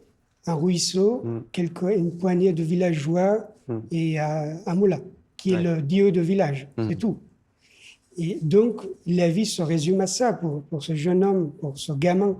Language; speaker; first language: French; non-native, fluent; Persian